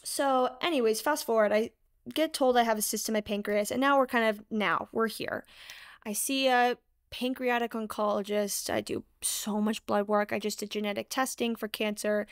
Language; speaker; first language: English; native; English